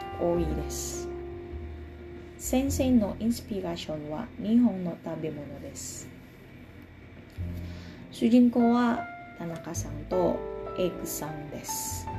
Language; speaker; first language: Japanese; non-native, learner; Indonesian